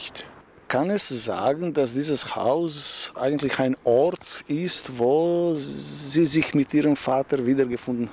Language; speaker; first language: German; non-native, fluent; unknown